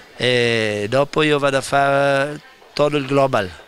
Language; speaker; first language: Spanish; non-native, learner; Italian